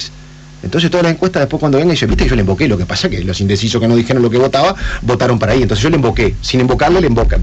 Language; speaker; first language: Spanish; native; Spanish